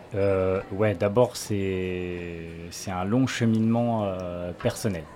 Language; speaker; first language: French; native; French